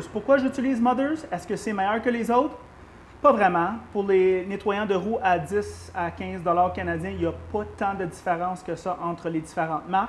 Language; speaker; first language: French; native; French